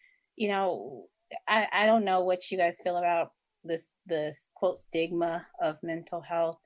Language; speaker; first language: English; native; English